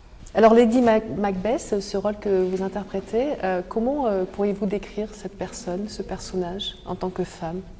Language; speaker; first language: French; native; French